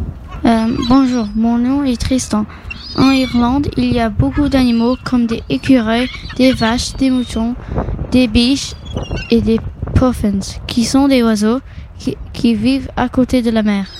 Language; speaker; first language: French; early bilingual, heritage; French